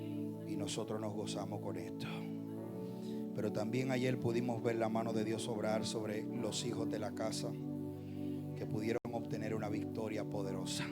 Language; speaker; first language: Spanish; native; Spanish